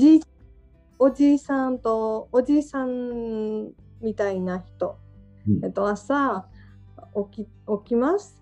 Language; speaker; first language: Japanese; non-native, learner; Georgian